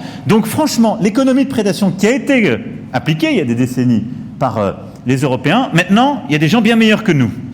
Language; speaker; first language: French; native; French